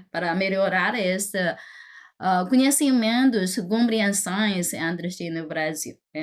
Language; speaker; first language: Portuguese; non-native, fluent; Chinese